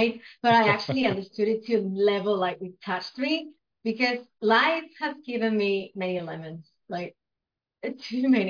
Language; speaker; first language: English; non-native, fluent; Spanish